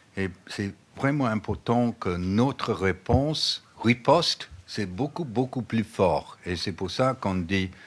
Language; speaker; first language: French; non-native, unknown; English